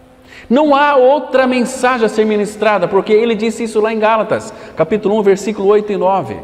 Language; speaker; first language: Portuguese; native; Portuguese